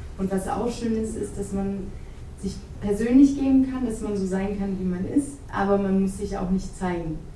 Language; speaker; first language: German; native; German